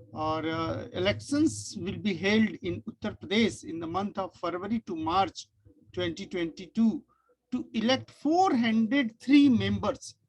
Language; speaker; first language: Hindi; native; Hindi